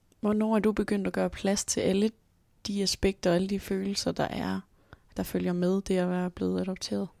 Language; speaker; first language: Danish; native; Danish